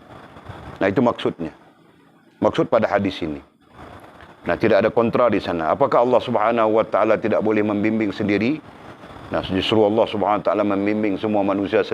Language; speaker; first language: Malay; native; Malay